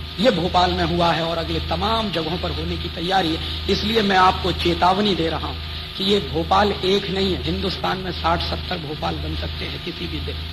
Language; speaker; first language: Hindi; native; Hindi